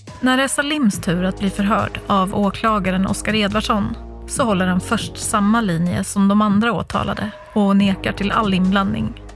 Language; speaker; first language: Swedish; native; Swedish